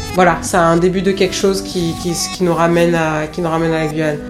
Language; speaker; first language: French; native; French